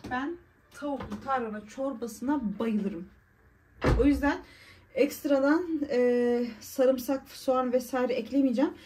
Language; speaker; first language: Turkish; early bilingual, heritage; Turkish